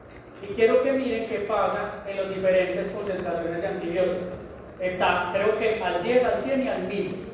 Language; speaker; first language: Spanish; native; Spanish